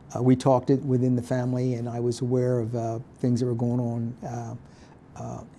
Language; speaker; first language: English; native; English